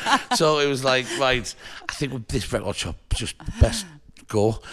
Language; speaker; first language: English; native; English